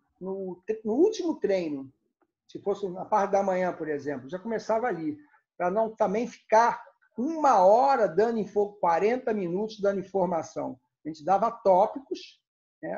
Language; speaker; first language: Portuguese; native; Portuguese